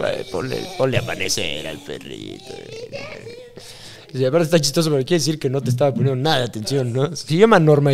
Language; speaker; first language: Spanish; native; Spanish